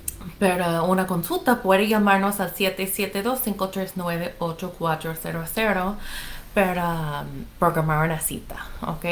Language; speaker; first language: Spanish; non-native, fluent; English